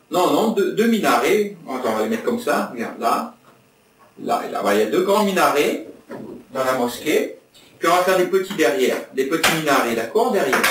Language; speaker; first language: French; native; French